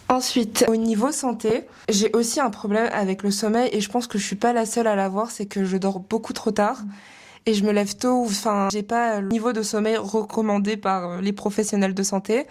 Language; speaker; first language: French; native; French